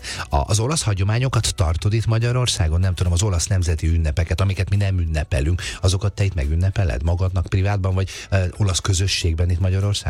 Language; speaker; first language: Hungarian; native; Hungarian